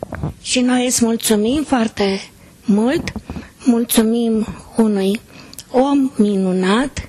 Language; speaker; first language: Romanian; native; Romanian